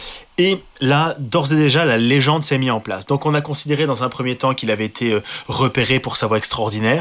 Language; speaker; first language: French; native; French